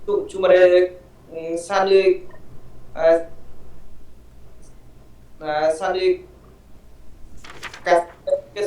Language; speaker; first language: Korean; non-native, learner; Vietnamese